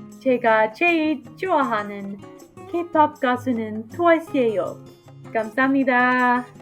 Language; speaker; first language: Korean; non-native, learner; English